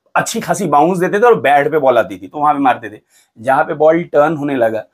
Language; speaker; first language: Hindi; native; Hindi